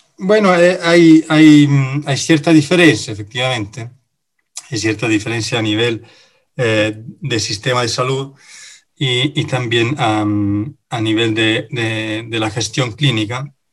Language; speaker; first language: Spanish; non-native, fluent; Italian